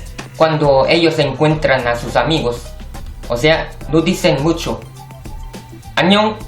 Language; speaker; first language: Spanish; non-native, fluent; Korean